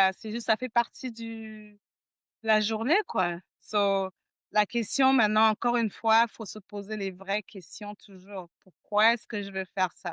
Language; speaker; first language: French; native; French